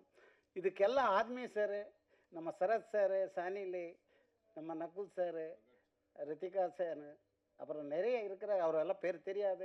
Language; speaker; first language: Tamil; non-native, learner; Malayalam